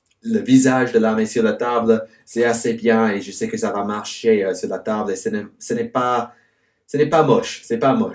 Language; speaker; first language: French; non-native, fluent; English